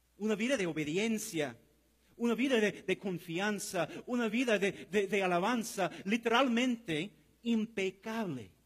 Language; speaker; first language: Spanish; non-native, fluent; English